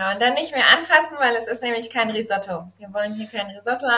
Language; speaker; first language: German; native; German